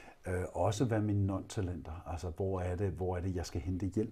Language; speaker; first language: Danish; native; Danish